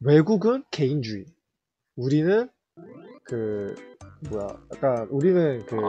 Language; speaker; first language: Korean; early bilingual, heritage; Korean